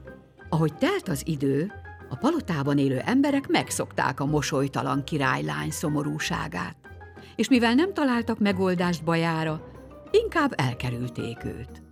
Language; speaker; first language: Hungarian; native; Hungarian